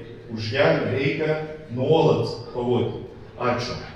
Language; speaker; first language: Lithuanian; non-native, learner; Belarusian